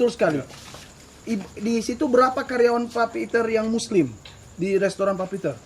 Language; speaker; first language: Indonesian; native; Indonesian